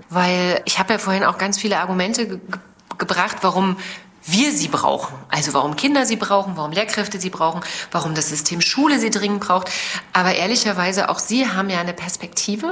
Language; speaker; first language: German; native; German